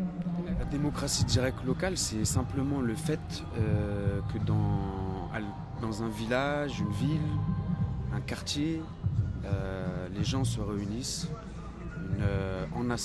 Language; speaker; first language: French; native; French